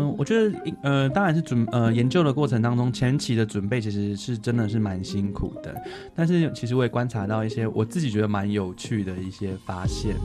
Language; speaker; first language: Chinese; native; Chinese